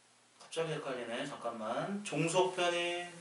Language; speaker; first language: Korean; native; Korean